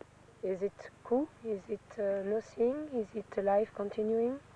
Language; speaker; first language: English; non-native, fluent; French